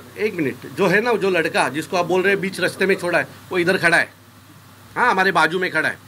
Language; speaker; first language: Hindi; non-native, local second language; Marathi